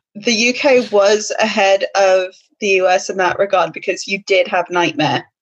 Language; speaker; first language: English; native; English